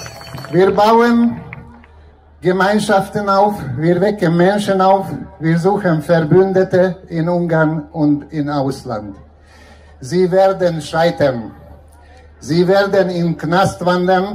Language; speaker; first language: German; non-native, fluent; Hungarian